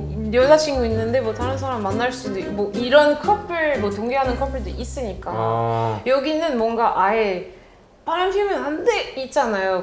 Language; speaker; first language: Korean; non-native, fluent; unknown